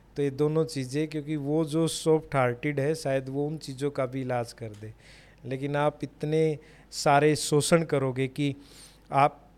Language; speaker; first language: Hindi; native; Hindi